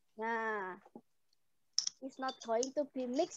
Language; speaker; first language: English; non-native, learner; Indonesian